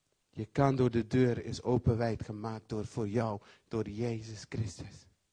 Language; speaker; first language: Dutch; non-native, fluent; Papiamento